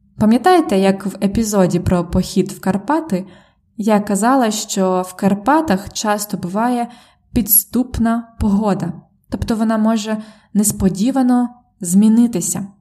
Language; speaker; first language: Ukrainian; native; Ukrainian